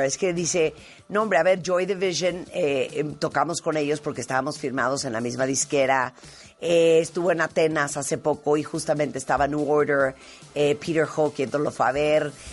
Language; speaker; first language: Spanish; native; Spanish